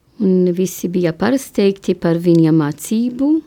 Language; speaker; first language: Latvian; non-native, learner; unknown